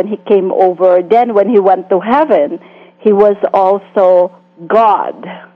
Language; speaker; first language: English; non-native, local second language; Filipino